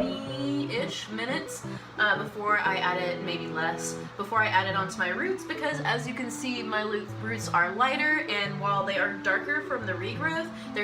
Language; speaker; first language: English; native; English